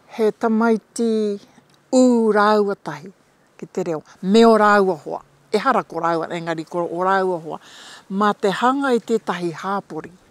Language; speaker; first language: Māori; native; Māori